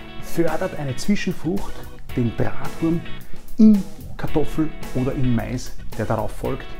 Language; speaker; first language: German; native; German